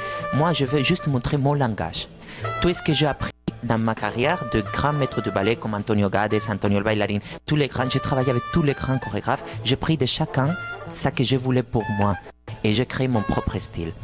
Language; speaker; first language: French; non-native, fluent; Spanish